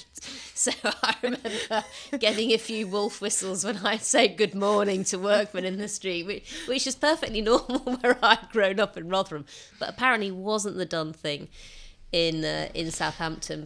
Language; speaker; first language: English; native; English